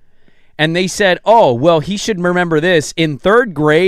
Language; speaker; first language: English; native; English